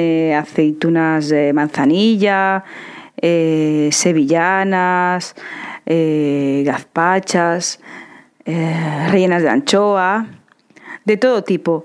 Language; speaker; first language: Spanish; native; Spanish